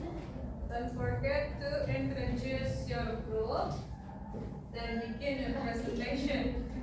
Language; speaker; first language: English; non-native, fluent; Indonesian